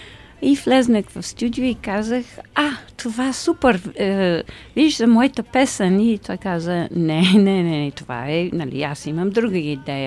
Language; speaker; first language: Bulgarian; early bilingual, heritage; Bulgarian